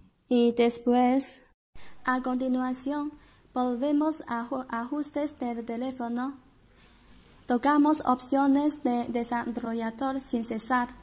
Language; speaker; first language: Spanish; non-native, learner; Chinese